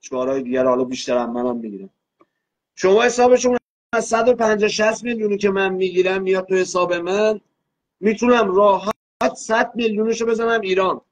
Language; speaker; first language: Persian; non-native, local second language; Azerbaijani